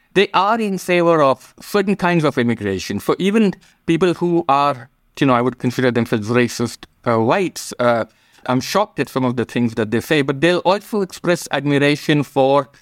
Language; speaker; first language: English; non-native, local second language; Gujarati